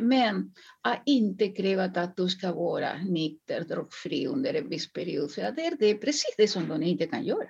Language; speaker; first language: Swedish; non-native, fluent; Spanish